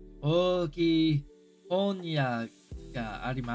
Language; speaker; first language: Japanese; non-native, learner; English